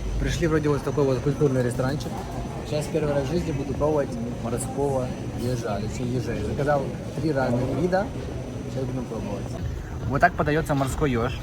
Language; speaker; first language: Russian; native; Russian